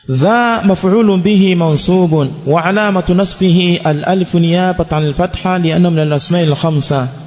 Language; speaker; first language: Arabic; non-native, fluent; Swahili